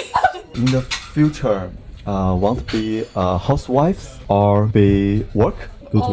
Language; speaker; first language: English; non-native, learner; Chinese